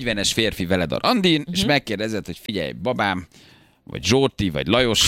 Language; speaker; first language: Hungarian; native; Hungarian